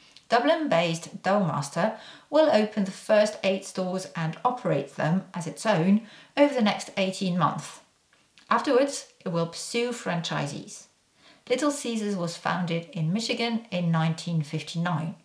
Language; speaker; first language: English; non-native, fluent; French